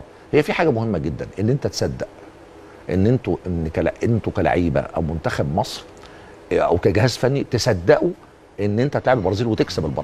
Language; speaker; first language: Arabic; native; Arabic